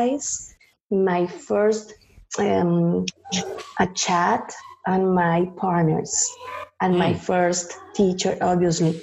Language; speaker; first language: English; non-native, learner; Spanish